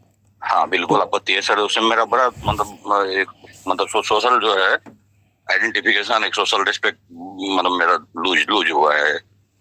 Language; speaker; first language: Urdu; non-native, local second language; Bhojpuri